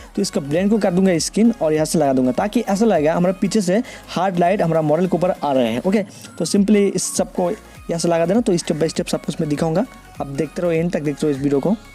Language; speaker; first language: Hindi; non-native, local second language; Bangla